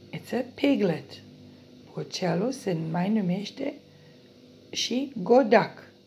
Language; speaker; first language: Romanian; non-native, learner; English